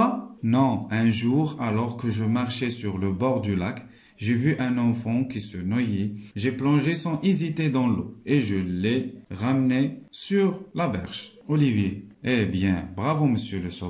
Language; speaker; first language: French; non-native, local second language; Arabic